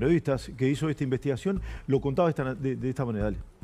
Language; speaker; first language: Spanish; native; Spanish